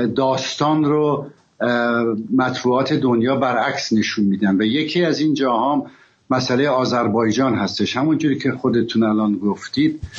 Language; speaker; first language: Persian; non-native, local second language; Azerbaijani